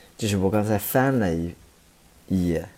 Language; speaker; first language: Chinese; non-native, fluent; English